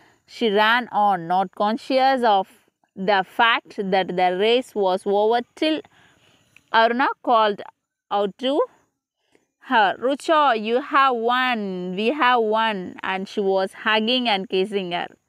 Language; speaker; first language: English; non-native, local second language; Tamil